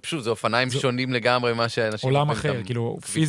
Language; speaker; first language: Hebrew; native; Hebrew